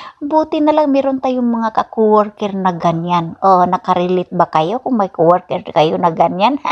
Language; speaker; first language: Filipino; non-native, local second language; Cebuano